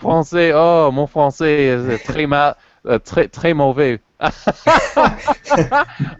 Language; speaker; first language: French; non-native, learner; English